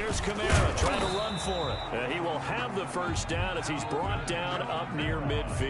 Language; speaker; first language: English; native; English